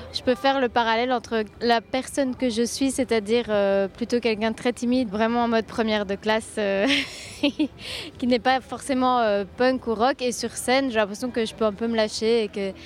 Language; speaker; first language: French; native; French